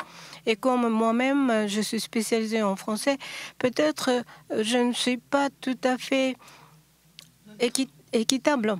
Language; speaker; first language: French; non-native, learner; Japanese